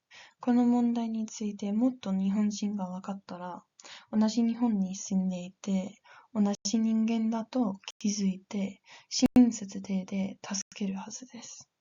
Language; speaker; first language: Japanese; non-native, learner; English